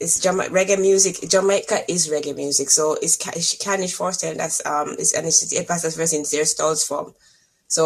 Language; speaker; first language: German; non-native, fluent; English